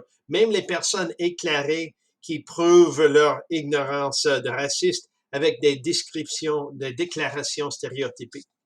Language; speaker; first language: French; non-native, fluent; English